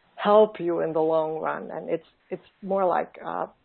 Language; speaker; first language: English; non-native, fluent; Finnish